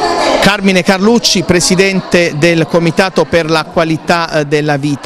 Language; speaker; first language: Italian; native; Italian